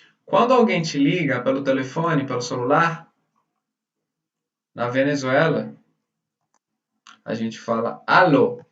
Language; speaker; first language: Portuguese; non-native, fluent; Spanish